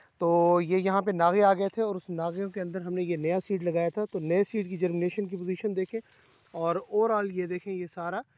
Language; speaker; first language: Urdu; non-native, local second language; Saraiki